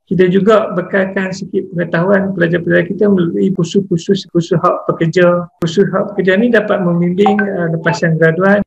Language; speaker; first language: Malay; native; Malay